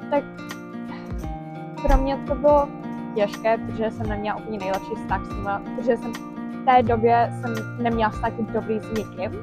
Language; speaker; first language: Czech; early bilingual, heritage; Czech